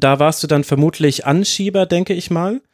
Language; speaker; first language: German; native; German